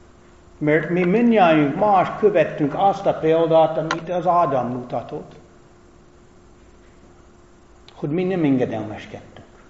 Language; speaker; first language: Hungarian; non-native, fluent; English